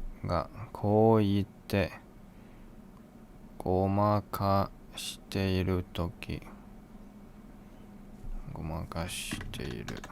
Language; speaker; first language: Japanese; non-native, learner; English